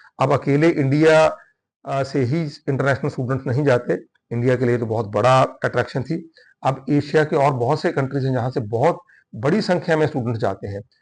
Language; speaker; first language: Hindi; non-native, local second language; Punjabi